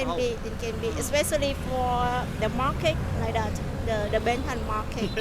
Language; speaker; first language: English; non-native, local second language; Vietnamese